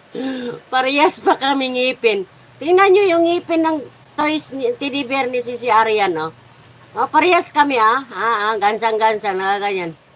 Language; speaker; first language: Filipino; native; Filipino